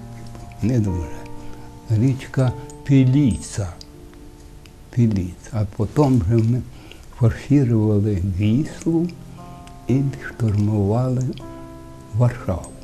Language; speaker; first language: Ukrainian; native; Ukrainian